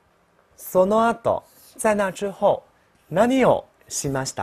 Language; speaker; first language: Japanese; non-native, fluent; Chinese